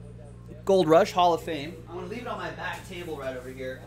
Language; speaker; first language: English; native; English